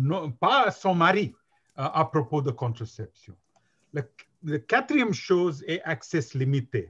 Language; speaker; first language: French; non-native, learner; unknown